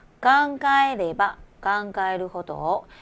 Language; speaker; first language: Japanese; non-native, fluent; Chinese